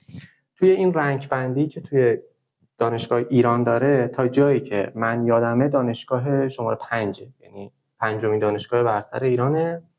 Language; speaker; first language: Persian; native; Persian